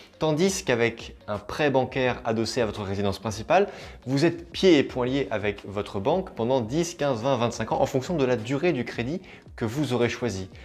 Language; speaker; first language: French; native; French